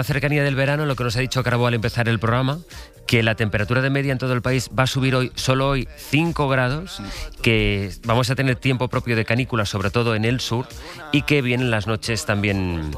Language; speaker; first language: Spanish; native; Spanish